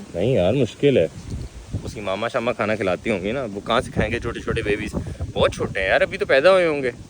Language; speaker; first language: Urdu; native; Urdu